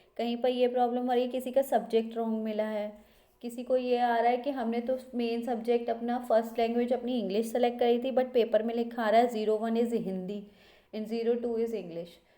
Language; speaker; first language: Hindi; native; Hindi